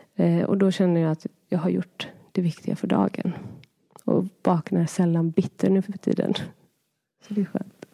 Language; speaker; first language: Swedish; early bilingual, other home language; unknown